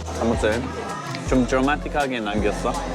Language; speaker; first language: Korean; non-native, fluent; English